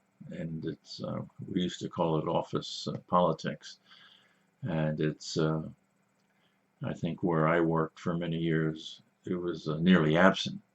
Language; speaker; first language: English; native; English